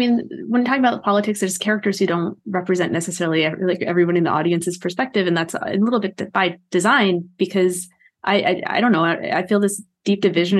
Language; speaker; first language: English; native; English